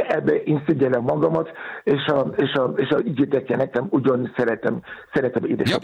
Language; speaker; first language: Hungarian; non-native, learner; Yoruba